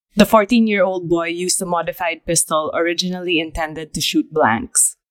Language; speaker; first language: English; non-native, local second language; Filipino